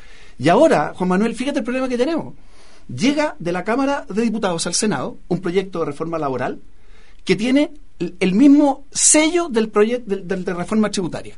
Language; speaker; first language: Spanish; native; Spanish